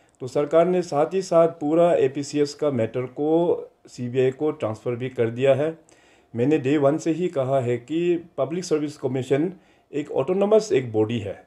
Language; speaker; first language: Hindi; non-native, local second language; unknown